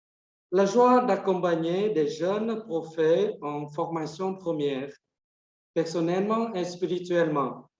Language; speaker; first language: French; non-native, fluent; Vietnamese